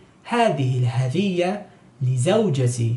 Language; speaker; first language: Arabic; non-native, fluent; Spanish